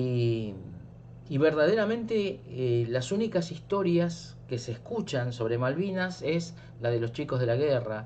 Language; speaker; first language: Spanish; native; Spanish